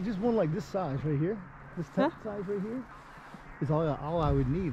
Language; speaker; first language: English; native; English